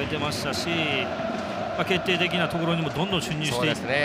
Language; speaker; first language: Japanese; native; Japanese